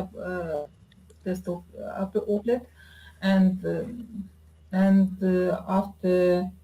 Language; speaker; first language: English; non-native, learner; Russian